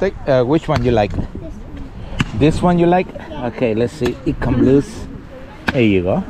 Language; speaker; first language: English; non-native, fluent; Spanish